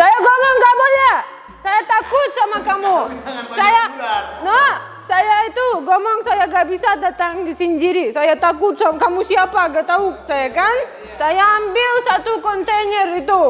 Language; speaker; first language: Indonesian; non-native, learner; Russian